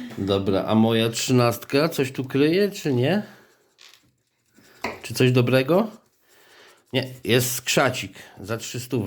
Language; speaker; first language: Polish; native; Polish